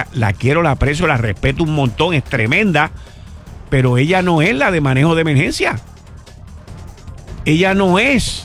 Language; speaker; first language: Spanish; native; Spanish